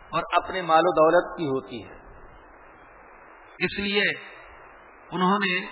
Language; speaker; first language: Urdu; non-native, local second language; Punjabi